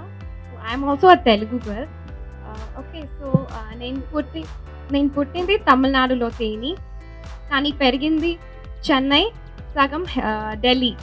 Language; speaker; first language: Telugu; early bilingual, heritage; Telugu